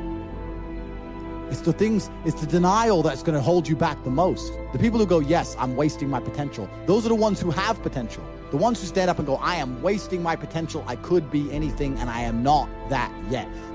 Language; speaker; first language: English; native; English